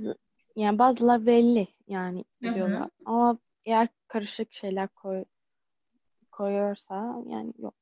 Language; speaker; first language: Turkish; non-native, learner; Arabic